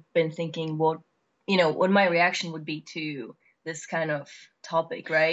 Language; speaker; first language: English; non-native, fluent; Czech